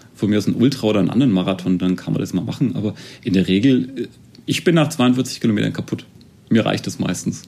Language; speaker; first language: German; native; German